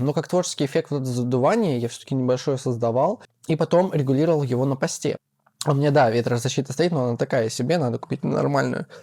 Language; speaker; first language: Russian; native; Russian